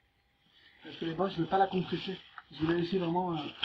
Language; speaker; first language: French; native; French